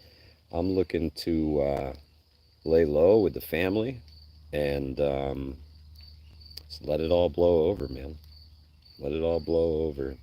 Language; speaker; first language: English; native; English